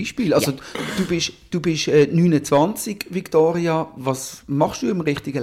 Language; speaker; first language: German; native; German